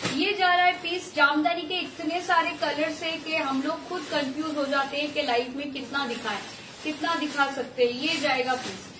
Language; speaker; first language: Hindi; non-native, local second language; Bangla